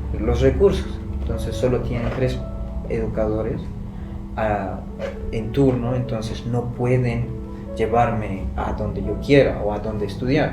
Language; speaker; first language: Spanish; non-native, fluent; Persian